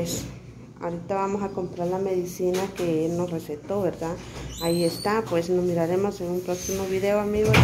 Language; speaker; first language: Spanish; native; Spanish